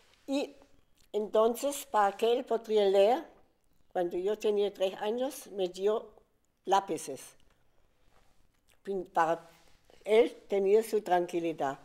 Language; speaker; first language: Spanish; non-native, fluent; German